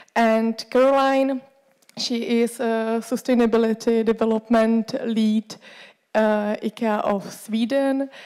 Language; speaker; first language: English; non-native, fluent; Czech